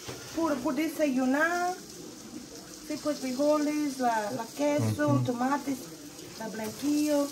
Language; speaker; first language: Spanish; non-native, learner; English